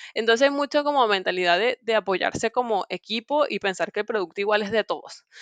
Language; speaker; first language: Spanish; native; Spanish